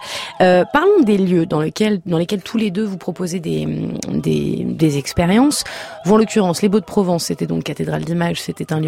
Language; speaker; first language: French; native; French